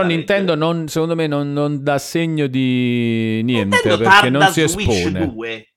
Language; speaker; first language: Italian; native; Italian